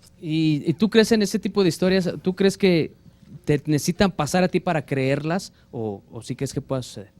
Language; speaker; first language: Spanish; native; Spanish